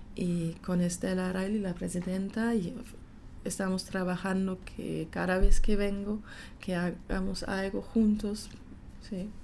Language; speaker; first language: Spanish; early bilingual, heritage; German